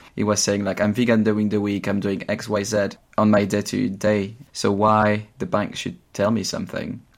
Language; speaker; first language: English; non-native, fluent; French